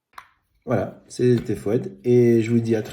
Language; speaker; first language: French; native; French